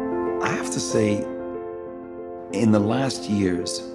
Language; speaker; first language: English; native; English